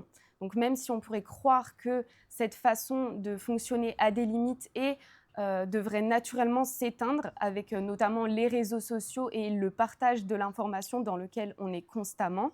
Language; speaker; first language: French; native; French